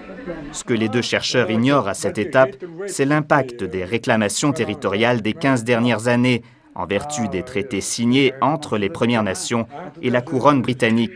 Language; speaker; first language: French; native; French